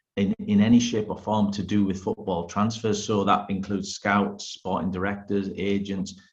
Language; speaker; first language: English; native; English